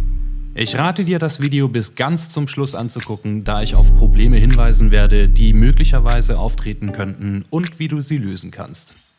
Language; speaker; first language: German; native; German